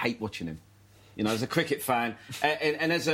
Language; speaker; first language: English; native; English